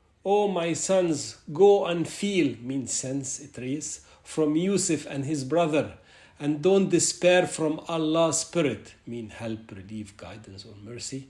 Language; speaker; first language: English; non-native, fluent; Arabic